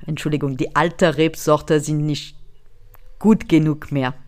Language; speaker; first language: German; non-native, fluent; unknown